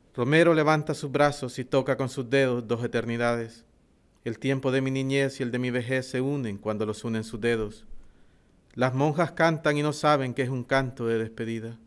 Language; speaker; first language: Spanish; native; Spanish